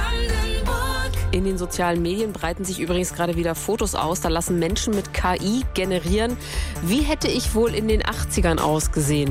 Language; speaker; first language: German; native; German